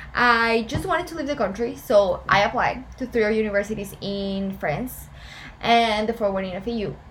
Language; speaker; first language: English; non-native, fluent; Spanish